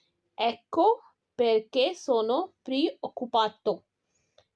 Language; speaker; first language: Italian; non-native, learner; Urdu